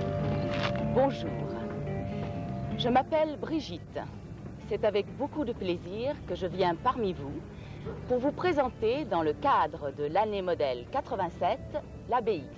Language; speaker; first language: French; native; French